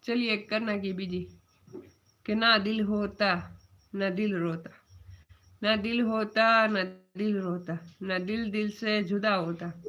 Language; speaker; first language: Hindi; non-native, local second language; Gujarati